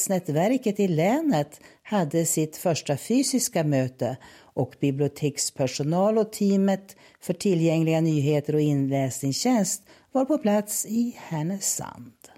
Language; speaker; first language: Swedish; native; Swedish